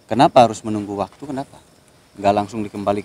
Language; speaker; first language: Indonesian; native; Indonesian